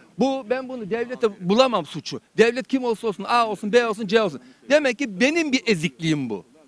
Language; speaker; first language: Turkish; early bilingual, heritage; Turkish